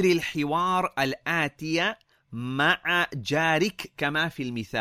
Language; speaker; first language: Arabic; non-native, fluent; English